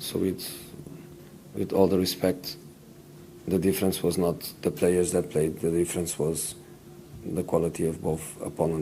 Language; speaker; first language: English; non-native, fluent; Portuguese